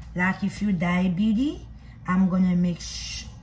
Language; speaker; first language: English; non-native, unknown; Haitian Creole